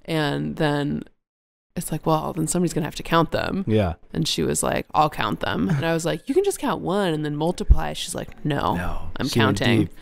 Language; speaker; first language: English; native; English